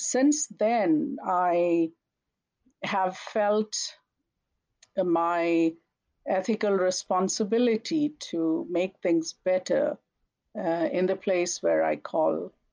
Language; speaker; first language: English; non-native, local second language; Hindi